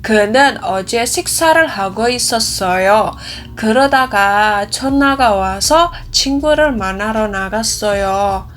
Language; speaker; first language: Korean; non-native, learner; Indonesian